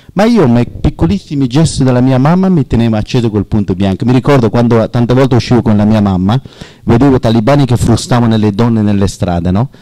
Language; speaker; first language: Italian; non-native, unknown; Persian